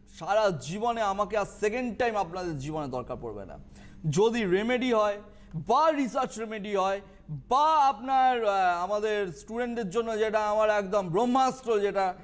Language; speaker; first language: Bangla; native; Bangla